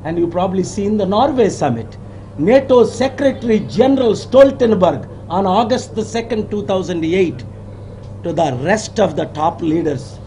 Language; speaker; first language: English; non-native, local second language; Telugu